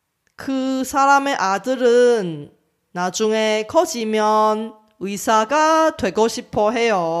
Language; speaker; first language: Korean; non-native, fluent; Chinese